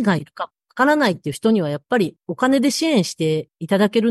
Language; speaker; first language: Japanese; native; Japanese